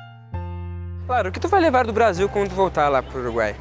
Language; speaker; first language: Portuguese; native; Portuguese